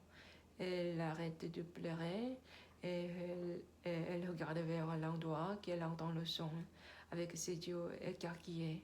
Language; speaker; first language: French; non-native, learner; Korean